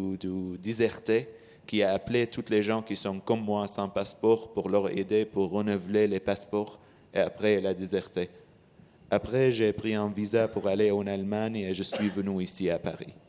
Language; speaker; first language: French; non-native, learner; Arabic